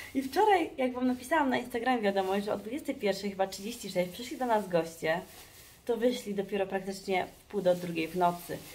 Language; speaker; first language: Polish; early bilingual, heritage; Polish